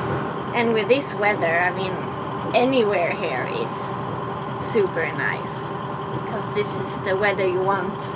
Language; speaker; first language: English; non-native, fluent; Swedish